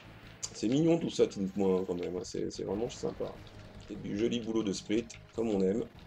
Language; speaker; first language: French; native; French